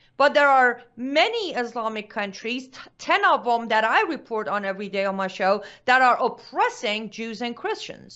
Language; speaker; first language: English; non-native, fluent; Persian